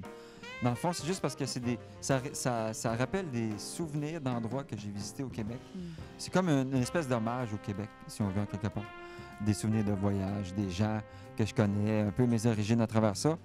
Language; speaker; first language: French; native; French